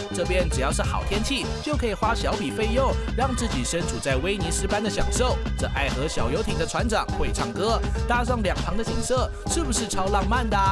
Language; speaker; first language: Chinese; native; Chinese